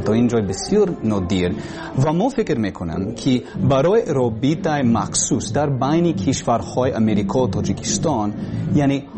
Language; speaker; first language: Persian; non-native, learner; English